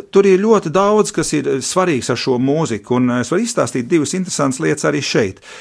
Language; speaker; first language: Latvian; early bilingual, heritage; Latvian